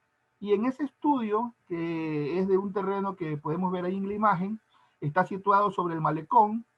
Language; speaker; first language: Spanish; native; Spanish